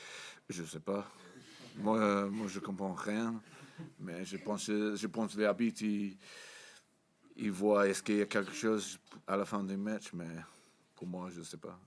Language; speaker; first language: French; non-native, fluent; English